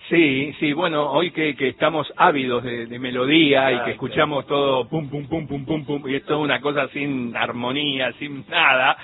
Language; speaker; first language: Spanish; native; Spanish